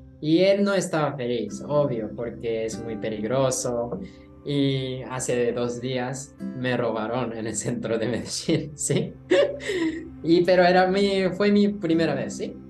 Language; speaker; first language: Spanish; non-native, learner; Japanese